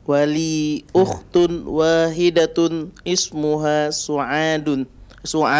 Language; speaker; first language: Arabic; non-native, learner; Indonesian